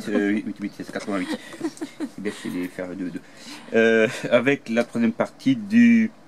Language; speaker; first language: French; native; French